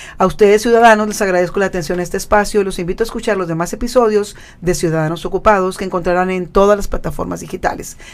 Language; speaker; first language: Spanish; native; Spanish